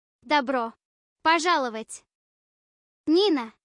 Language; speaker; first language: Russian; non-native, learner; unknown